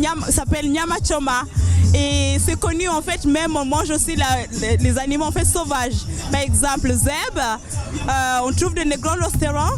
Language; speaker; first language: French; non-native, fluent; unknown